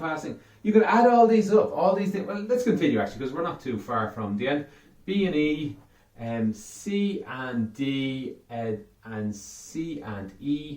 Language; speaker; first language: English; native; English